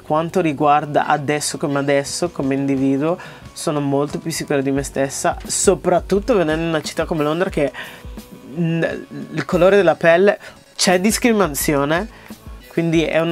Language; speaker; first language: Italian; early bilingual, other home language; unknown